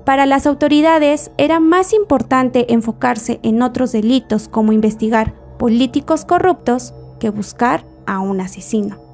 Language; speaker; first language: Spanish; native; Spanish